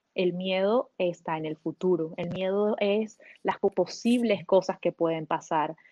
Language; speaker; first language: Spanish; native; Spanish